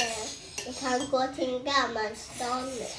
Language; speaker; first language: Swedish; early bilingual, other home language; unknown